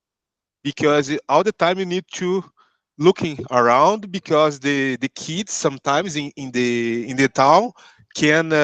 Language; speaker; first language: English; non-native, learner; Portuguese